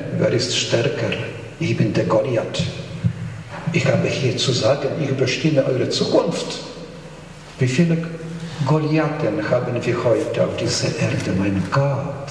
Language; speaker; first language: German; non-native, fluent; Polish